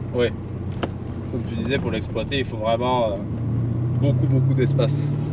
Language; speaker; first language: French; native; French